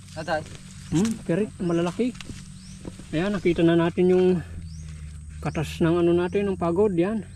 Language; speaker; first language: Filipino; non-native, local second language; Iloko